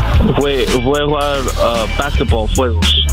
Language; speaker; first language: Spanish; early bilingual, heritage; Spanish